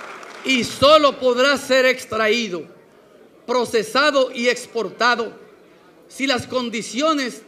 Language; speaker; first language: Spanish; native; Spanish